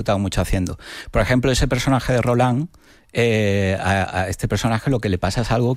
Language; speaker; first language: Spanish; native; Spanish